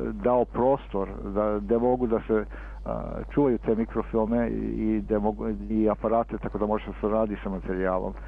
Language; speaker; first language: Serbian; early bilingual, heritage; Serbian